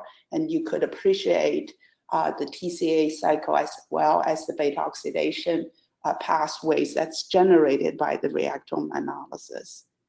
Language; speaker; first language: English; non-native, fluent; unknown